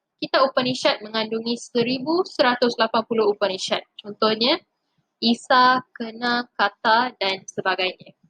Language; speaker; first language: Malay; non-native, local second language; Tamil